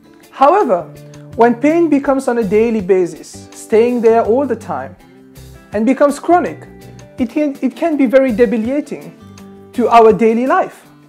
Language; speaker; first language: English; non-native, local second language; Morisyen